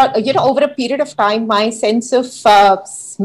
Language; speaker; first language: English; non-native, local second language; Hindi